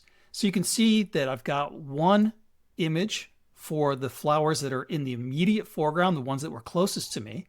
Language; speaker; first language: English; native; English